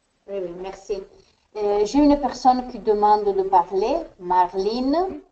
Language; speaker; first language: French; non-native, fluent; Spanish